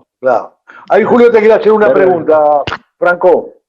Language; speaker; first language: Spanish; native; Spanish